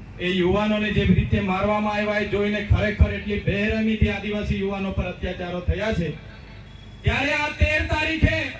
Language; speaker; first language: Gujarati; non-native, local second language; Vasavi